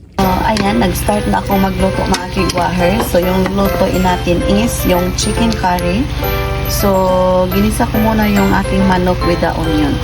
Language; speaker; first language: Filipino; non-native, local second language; Cebuano